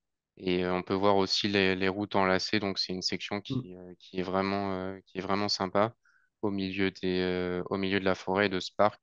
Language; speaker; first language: French; native; French